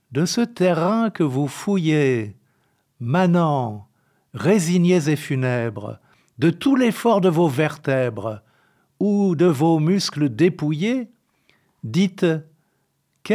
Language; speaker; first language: French; native; French